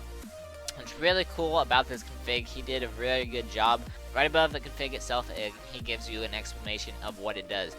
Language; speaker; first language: English; native; English